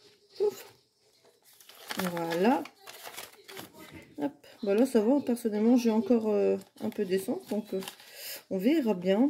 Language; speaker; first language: French; native; French